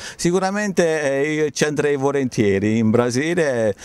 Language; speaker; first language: Italian; native; Italian